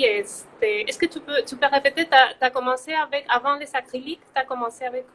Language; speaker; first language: French; non-native, fluent; Spanish